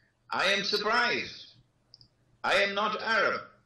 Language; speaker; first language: English; native; English